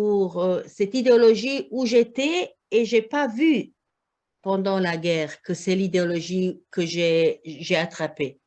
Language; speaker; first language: French; non-native, learner; Croatian